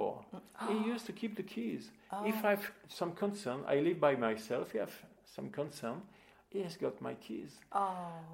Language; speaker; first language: English; non-native, fluent; French